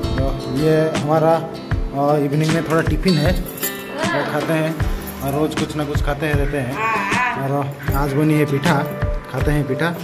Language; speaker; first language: Hindi; non-native, local second language; Odia